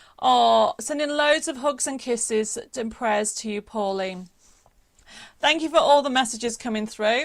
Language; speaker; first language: English; native; English